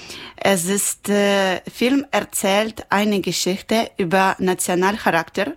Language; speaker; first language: German; non-native, learner; Ukrainian